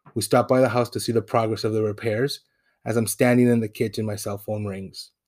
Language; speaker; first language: English; non-native, fluent; Spanish